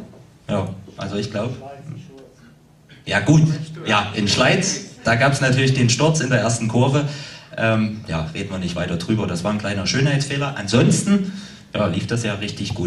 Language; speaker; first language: German; native; German